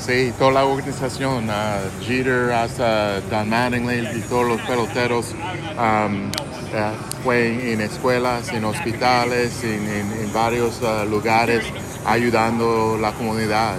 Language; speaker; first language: Spanish; non-native, fluent; English